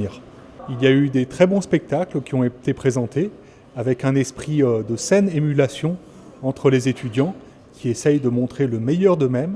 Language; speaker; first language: French; native; French